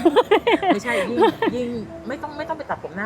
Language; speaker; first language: Thai; native; Thai